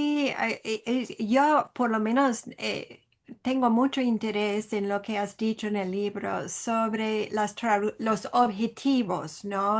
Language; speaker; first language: Spanish; non-native, fluent; English